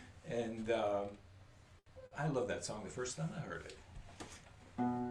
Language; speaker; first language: English; non-native, fluent; French